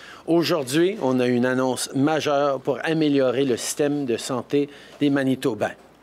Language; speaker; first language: French; early bilingual, heritage; French